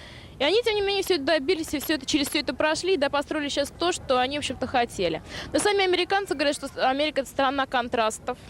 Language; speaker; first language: Russian; native; Russian